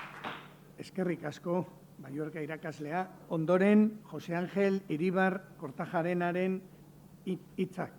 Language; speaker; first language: Basque; native; Basque